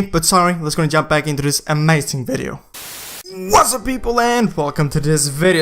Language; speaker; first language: English; non-native, fluent; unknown